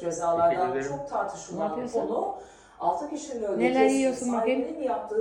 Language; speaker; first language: Turkish; native; Turkish